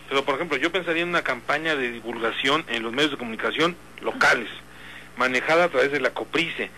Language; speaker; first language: Spanish; native; Spanish